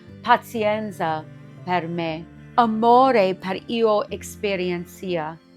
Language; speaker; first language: Italian; non-native, learner; English